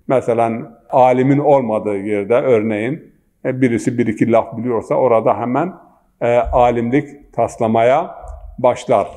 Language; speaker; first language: Turkish; non-native, local second language; Zaza